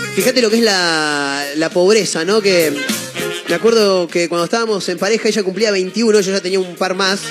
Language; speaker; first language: Spanish; native; Spanish